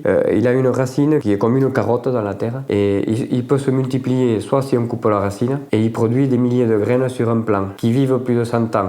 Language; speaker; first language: French; native; French